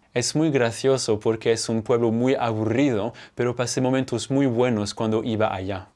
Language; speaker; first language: Spanish; non-native, fluent; French